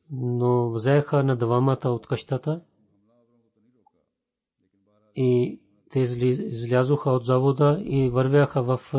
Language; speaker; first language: Bulgarian; non-native, fluent; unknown